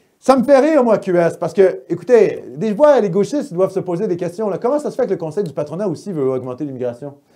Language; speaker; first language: French; native; French